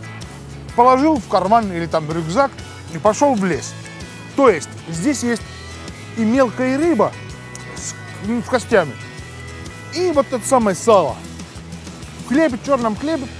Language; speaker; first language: Russian; non-native, fluent; Finnish